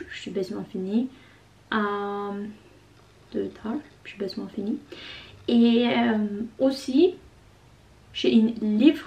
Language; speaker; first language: French; non-native, learner; Norwegian